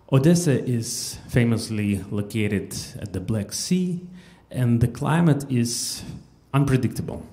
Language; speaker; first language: English; non-native, fluent; Russian